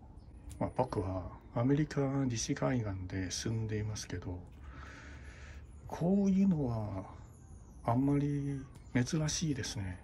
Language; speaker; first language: Japanese; non-native, fluent; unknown